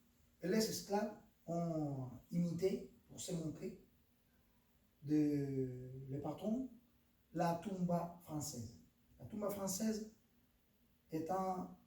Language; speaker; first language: French; non-native, fluent; Spanish